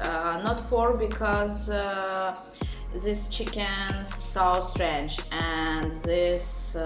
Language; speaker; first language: English; non-native, learner; Russian